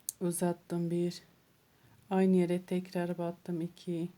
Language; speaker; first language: Turkish; native; Turkish